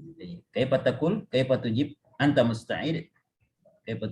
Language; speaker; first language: Arabic; non-native, fluent; Indonesian